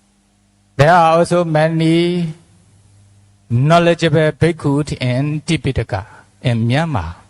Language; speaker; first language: English; non-native, fluent; Burmese